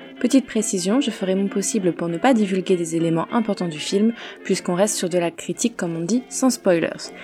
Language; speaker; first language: French; native; French